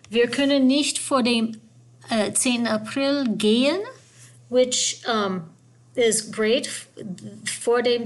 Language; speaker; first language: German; non-native, fluent; English